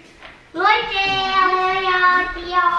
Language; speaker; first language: German; early bilingual, other home language; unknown